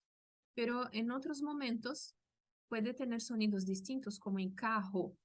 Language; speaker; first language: Spanish; non-native, fluent; Portuguese